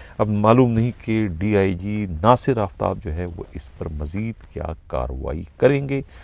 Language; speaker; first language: Urdu; non-native, local second language; Sindhi